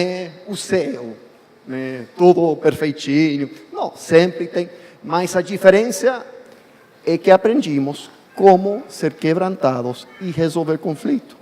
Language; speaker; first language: Portuguese; non-native, fluent; English